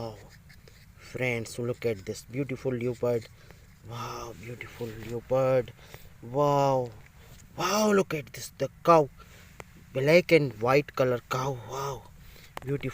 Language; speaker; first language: English; non-native, learner; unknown